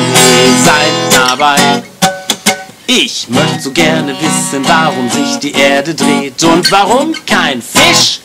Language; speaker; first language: German; native; German